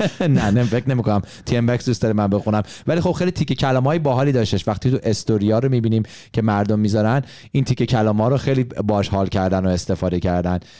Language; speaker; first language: Persian; early bilingual, heritage; Persian